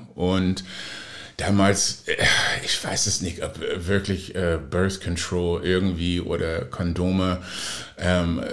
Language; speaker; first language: German; non-native, fluent; English